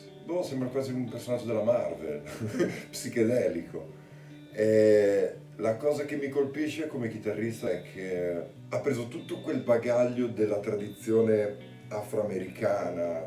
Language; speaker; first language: Italian; native; Italian